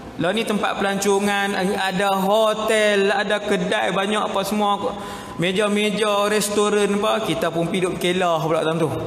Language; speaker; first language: Malay; native; Malay